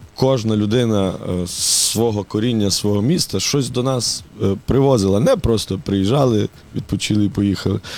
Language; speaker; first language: Ukrainian; native; Ukrainian